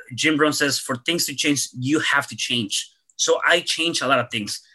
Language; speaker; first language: English; early bilingual, other home language; Spanish